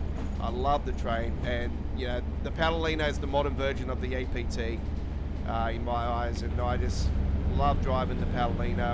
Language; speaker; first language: English; native; English